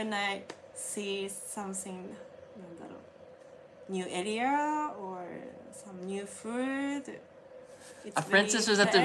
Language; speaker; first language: English; non-native, learner; Japanese